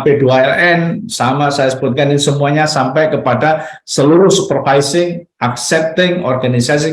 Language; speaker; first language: Indonesian; native; Indonesian